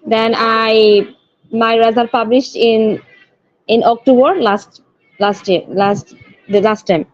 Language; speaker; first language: English; non-native, learner; Bangla